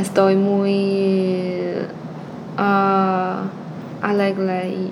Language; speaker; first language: Spanish; non-native, learner; Chinese